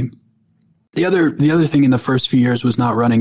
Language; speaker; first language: English; native; English